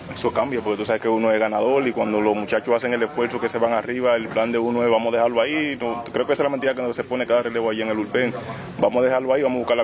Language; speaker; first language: Spanish; native; Spanish